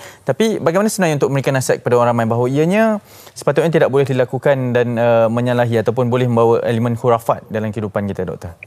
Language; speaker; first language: Malay; native; Malay